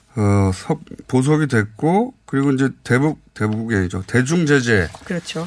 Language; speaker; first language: Korean; native; Korean